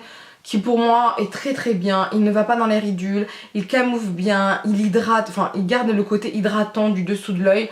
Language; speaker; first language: French; native; French